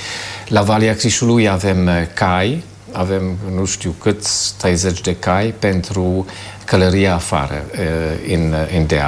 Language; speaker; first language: Romanian; non-native, fluent; German